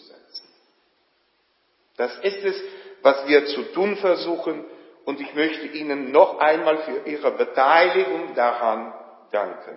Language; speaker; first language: German; non-native, fluent; Polish